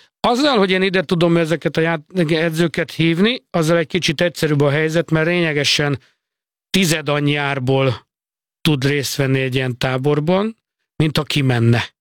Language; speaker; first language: Hungarian; native; Hungarian